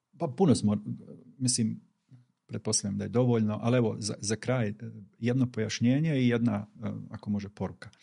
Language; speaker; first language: Bosnian; native; Bosnian